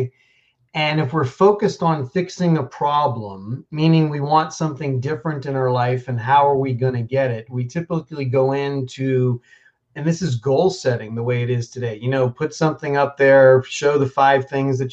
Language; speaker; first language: English; native; English